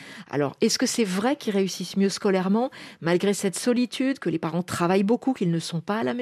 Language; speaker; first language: French; native; French